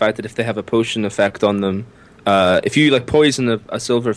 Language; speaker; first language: English; native; English